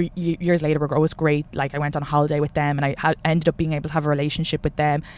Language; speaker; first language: English; native; English